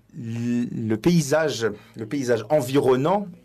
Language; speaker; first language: French; non-native, fluent; Swedish